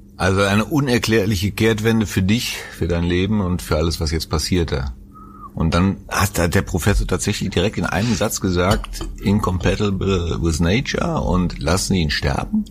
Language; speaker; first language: German; native; German